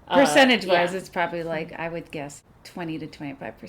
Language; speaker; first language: English; native; English